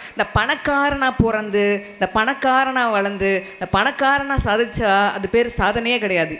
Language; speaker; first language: Tamil; non-native, local second language; Telugu